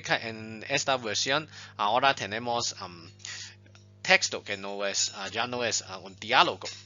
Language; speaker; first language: Spanish; non-native, fluent; Chinese